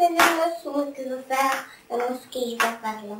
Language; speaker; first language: French; non-native, learner; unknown